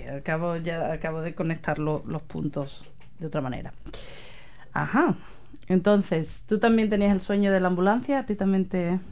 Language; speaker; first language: Spanish; native; Spanish